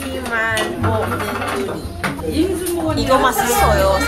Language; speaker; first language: Korean; non-native, learner; Cantonese